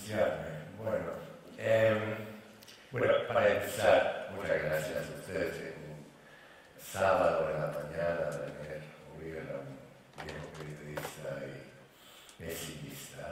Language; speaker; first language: Spanish; non-native, fluent; English